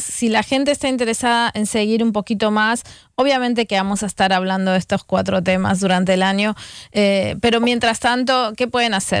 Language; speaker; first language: Spanish; native; Spanish